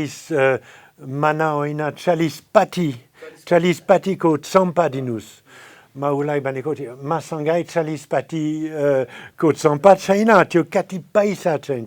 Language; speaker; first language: Nepali; non-native, fluent; French